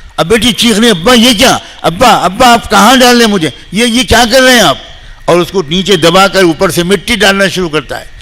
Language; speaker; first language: Urdu; native; Urdu